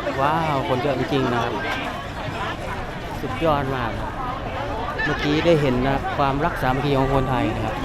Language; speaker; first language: Thai; native; Thai